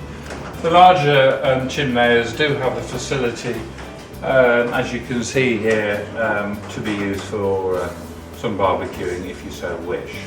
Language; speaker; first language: English; native; English